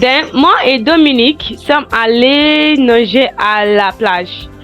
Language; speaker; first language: French; non-native, learner; English